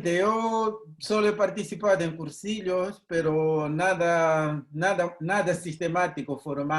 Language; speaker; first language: Spanish; non-native, fluent; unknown